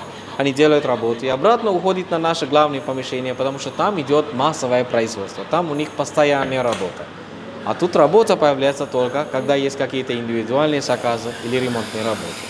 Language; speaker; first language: Russian; non-native, fluent; Sinhala